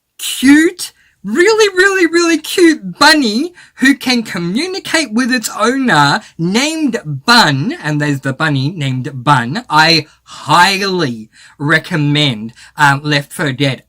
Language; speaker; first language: English; native; English